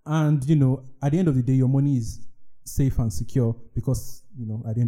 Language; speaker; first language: English; non-native, local second language; Yoruba